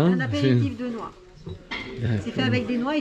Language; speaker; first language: French; native; French